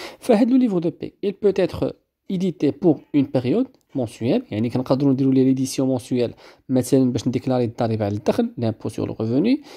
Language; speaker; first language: French; non-native, local second language; Arabic